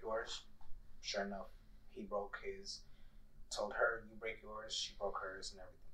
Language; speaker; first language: English; early bilingual, other home language; Tigrinya